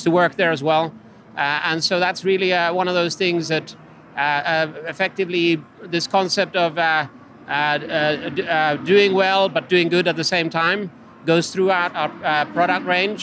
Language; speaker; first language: English; non-native, fluent; Finnish